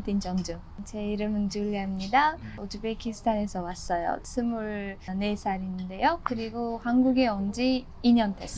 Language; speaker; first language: Korean; non-native, fluent; Uzbek